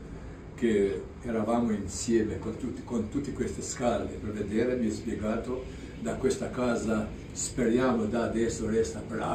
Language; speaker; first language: Italian; non-native, learner; Albanian